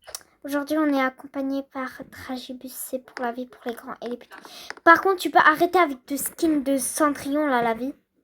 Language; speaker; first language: French; native; French